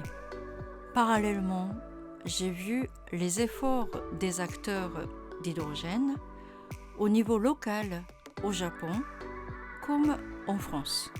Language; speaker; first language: French; non-native, fluent; Japanese